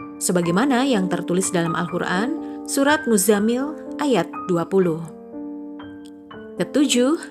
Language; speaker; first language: Indonesian; native; Indonesian